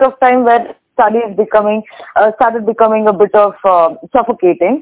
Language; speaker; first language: English; non-native, local second language; Bangla